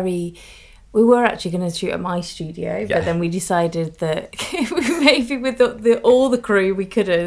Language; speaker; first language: English; native; English